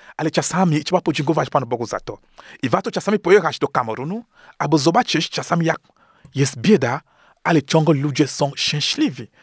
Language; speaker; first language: Polish; non-native, fluent; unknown